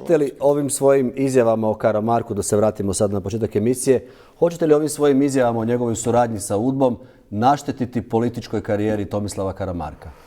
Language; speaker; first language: Croatian; native; Croatian